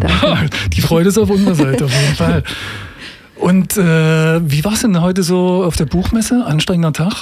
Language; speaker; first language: German; native; German